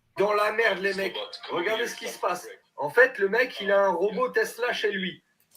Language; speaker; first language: French; native; French